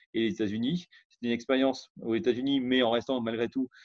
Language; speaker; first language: French; native; French